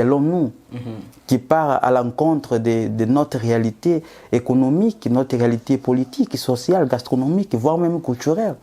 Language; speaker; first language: French; non-native, fluent; Portuguese